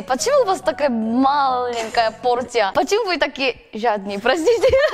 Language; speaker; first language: Russian; non-native, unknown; Korean